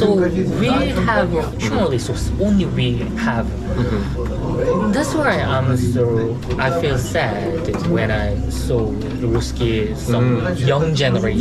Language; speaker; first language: English; non-native, learner; Korean